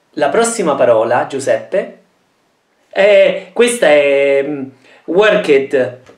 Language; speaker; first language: Italian; non-native, fluent; English